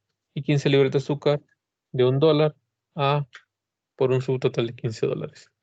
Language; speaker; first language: Spanish; native; Spanish